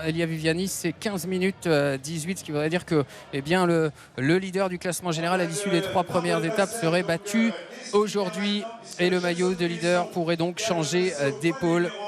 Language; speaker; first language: French; native; French